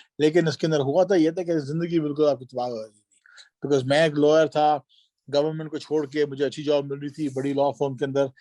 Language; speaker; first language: Urdu; early bilingual, heritage; Urdu